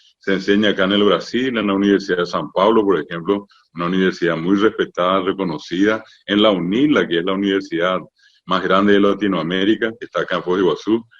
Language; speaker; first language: Spanish; non-native, local second language; Guarani